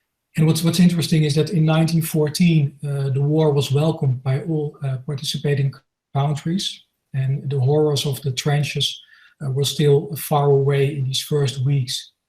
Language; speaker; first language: English; non-native, fluent; Dutch